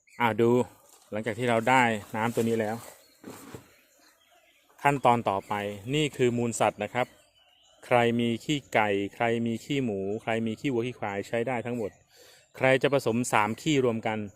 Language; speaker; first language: Thai; native; Thai